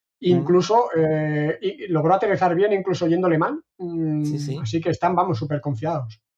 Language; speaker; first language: Spanish; native; Spanish